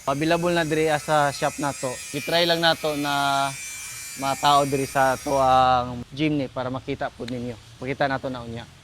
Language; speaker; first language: Cebuano; native; Cebuano